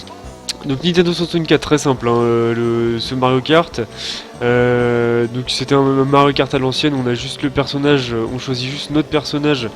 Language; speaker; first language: French; native; French